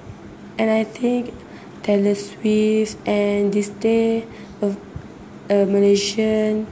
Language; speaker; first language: English; non-native, learner; Malay